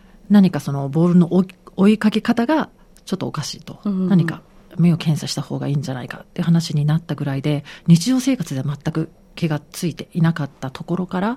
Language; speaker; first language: Japanese; native; Japanese